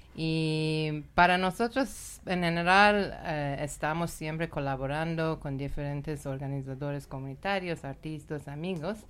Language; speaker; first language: Spanish; non-native, learner; Persian